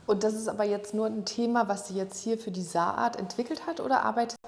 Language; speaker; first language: German; native; German